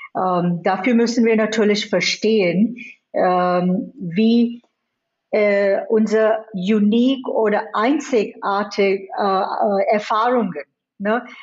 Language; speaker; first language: German; non-native, fluent; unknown